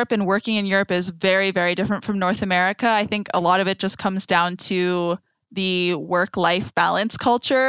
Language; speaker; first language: English; native; English